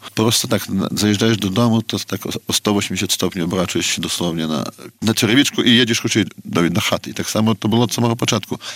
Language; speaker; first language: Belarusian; native; Belarusian